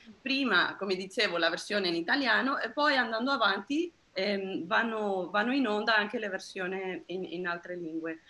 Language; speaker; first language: Italian; non-native, fluent; Spanish